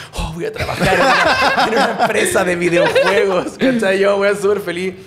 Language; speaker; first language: Spanish; native; Spanish